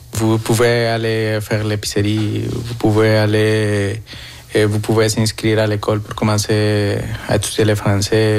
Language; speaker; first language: French; non-native, fluent; Spanish